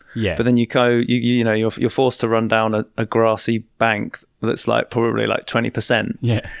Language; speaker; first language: English; native; English